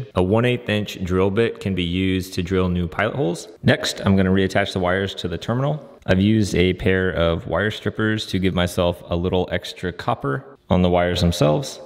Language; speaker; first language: English; native; English